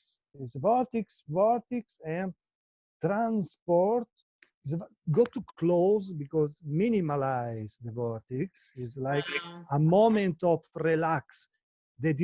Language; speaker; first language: English; non-native, learner; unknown